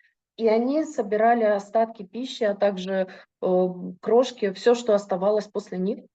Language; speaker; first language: Russian; native; Russian